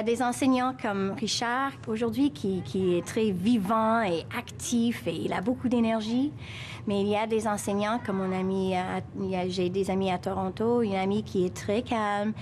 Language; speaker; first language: French; non-native, fluent; English